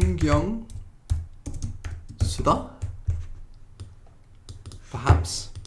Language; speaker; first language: Korean; non-native, fluent; English